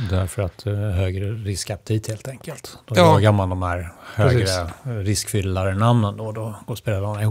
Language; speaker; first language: Swedish; native; Swedish